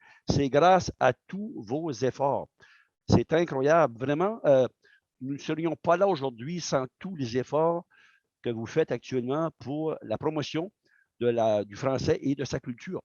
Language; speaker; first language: French; native; French